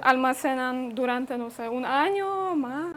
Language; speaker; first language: Spanish; non-native, fluent; Polish